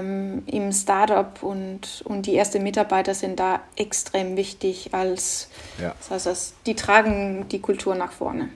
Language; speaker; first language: German; non-native, fluent; Danish